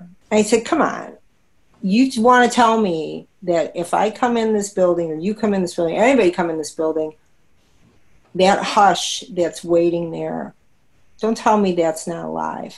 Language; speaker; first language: English; native; English